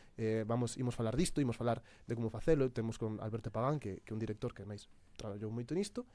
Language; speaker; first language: Galician; non-native, local second language; Spanish